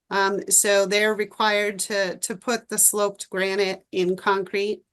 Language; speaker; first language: English; native; English